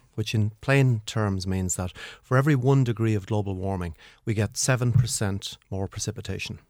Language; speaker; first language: English; native; English